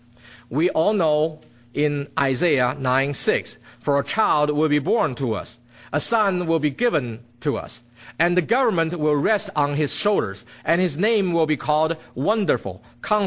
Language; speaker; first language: English; non-native, fluent; Chinese